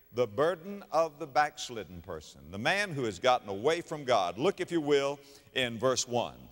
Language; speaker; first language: English; native; English